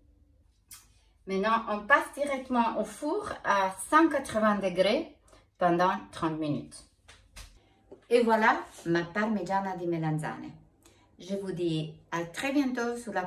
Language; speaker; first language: French; non-native, fluent; Italian